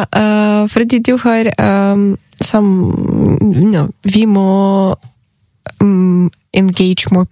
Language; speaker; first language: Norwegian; non-native, learner; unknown